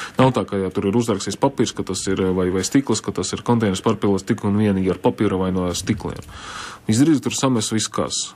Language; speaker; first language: Latvian; non-native, local second language; Russian